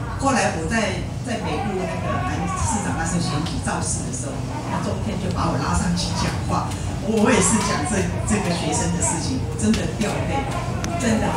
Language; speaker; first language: Chinese; non-native, local second language; Hakka Chinese